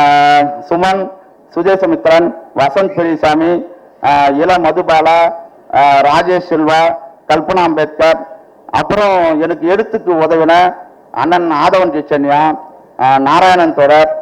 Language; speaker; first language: Tamil; native; Tamil